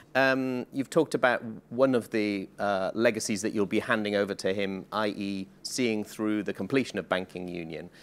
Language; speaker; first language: English; native; English